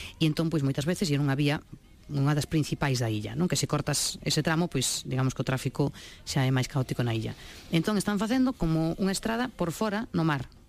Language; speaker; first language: Galician; non-native, local second language; Spanish